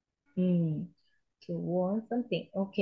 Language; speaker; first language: English; non-native, learner; Korean